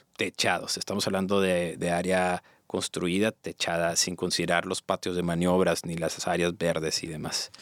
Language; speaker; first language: Spanish; native; Spanish